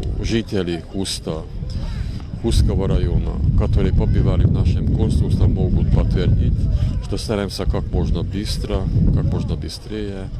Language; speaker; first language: Russian; non-native, learner; Hungarian